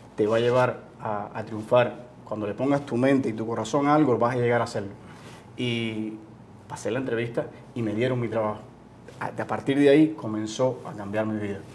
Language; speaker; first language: Spanish; native; Spanish